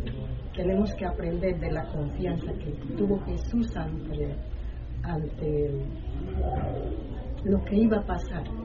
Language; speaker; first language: Spanish; native; Spanish